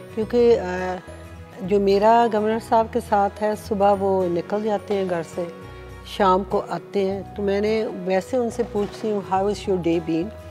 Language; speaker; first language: Urdu; early bilingual, heritage; Hindi